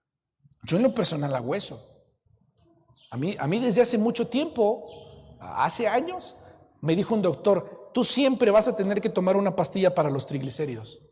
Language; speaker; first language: Spanish; native; Spanish